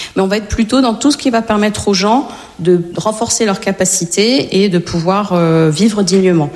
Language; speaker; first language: French; native; French